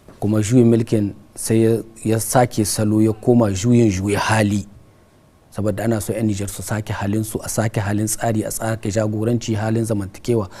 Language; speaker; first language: Hausa; native; Hausa